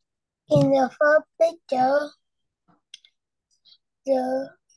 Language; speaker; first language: English; non-native, learner; Vietnamese